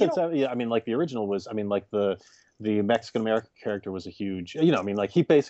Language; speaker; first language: English; native; English